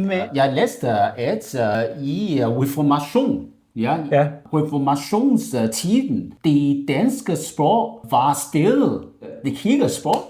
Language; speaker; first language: Danish; non-native, learner; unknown